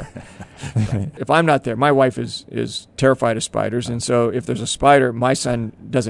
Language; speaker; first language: English; native; English